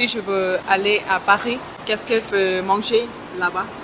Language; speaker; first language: French; non-native, learner; Thai